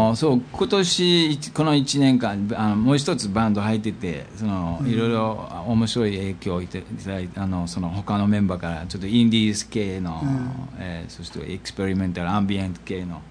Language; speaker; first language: Japanese; non-native, fluent; English